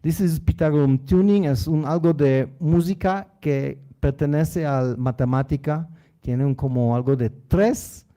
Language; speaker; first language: Spanish; non-native, learner; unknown